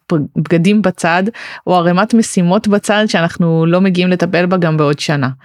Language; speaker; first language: Hebrew; native; Hebrew